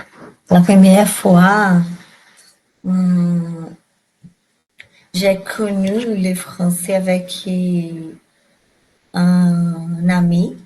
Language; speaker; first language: French; non-native, learner; Portuguese